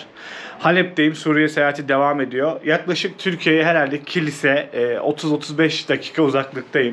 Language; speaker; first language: Turkish; native; Turkish